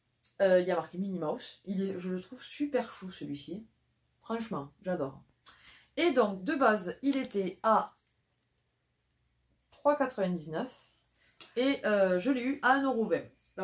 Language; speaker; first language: French; native; French